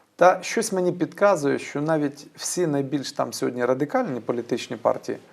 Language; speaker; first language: Ukrainian; native; Ukrainian